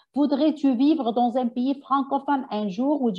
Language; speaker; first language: French; non-native, fluent; Arabic